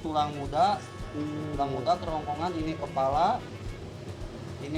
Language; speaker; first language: Indonesian; native; Indonesian